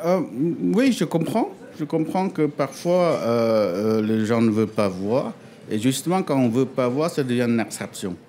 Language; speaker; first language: French; non-native, fluent; Khmer